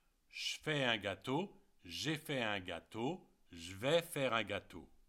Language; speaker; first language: French; native; French